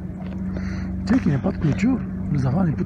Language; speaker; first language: French; non-native, learner; Bulgarian